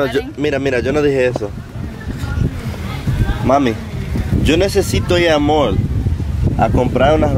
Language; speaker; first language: Spanish; early bilingual, heritage; English